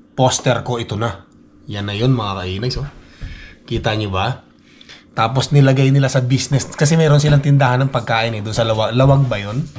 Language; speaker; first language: Filipino; non-native, local second language; Iloko